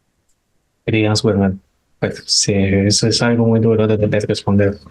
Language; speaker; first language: Spanish; native; Spanish